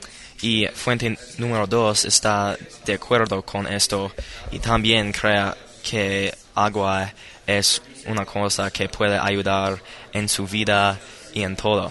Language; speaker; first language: Spanish; non-native, learner; English